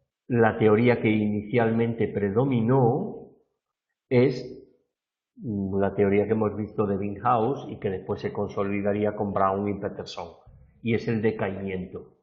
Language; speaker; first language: Spanish; native; Spanish